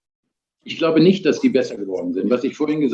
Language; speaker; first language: German; native; German